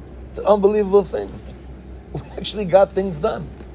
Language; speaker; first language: English; native; English